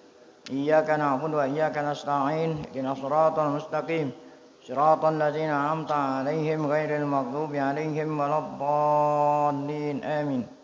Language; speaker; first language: Arabic; non-native, fluent; Indonesian